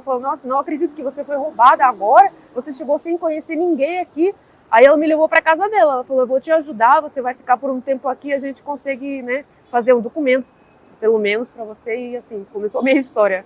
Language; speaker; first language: Portuguese; non-native, fluent; Russian